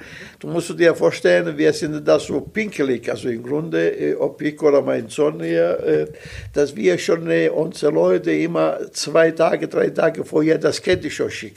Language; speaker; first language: German; non-native, local second language; Italian